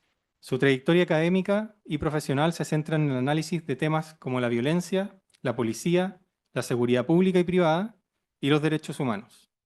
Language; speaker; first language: Spanish; native; Spanish